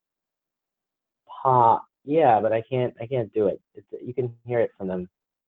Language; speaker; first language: English; native; English